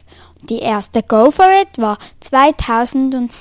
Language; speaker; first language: German; native; German